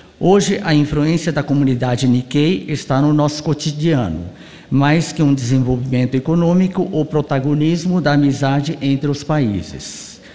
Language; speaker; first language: Portuguese; native; Portuguese